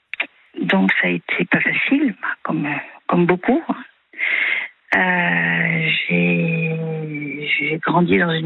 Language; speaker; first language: French; native; French